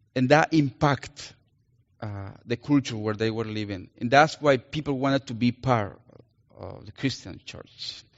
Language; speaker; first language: English; non-native, fluent; Spanish